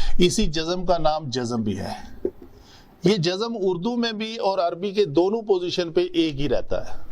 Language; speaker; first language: Urdu; non-native, local second language; Punjabi